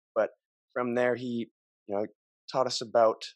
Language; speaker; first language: English; native; English